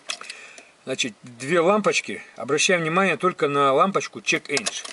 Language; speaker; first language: Russian; native; Russian